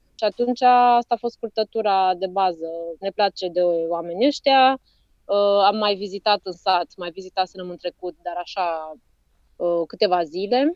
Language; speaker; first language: Romanian; native; Romanian